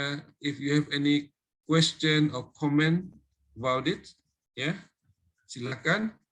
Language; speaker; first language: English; non-native, fluent; Indonesian